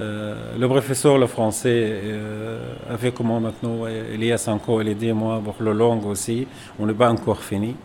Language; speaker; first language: French; non-native, learner; Arabic